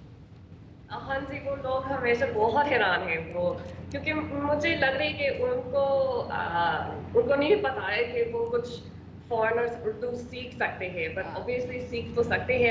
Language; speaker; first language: Hindi; non-native, learner; English